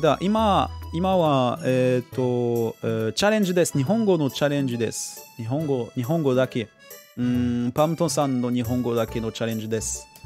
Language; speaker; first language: Japanese; non-native, learner; French